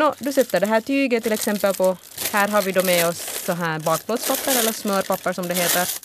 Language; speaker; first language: Swedish; early bilingual, other home language; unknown